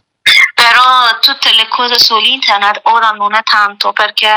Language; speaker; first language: Italian; non-native, learner; Persian